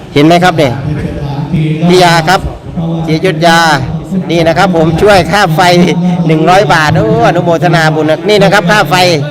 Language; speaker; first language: Thai; native; Thai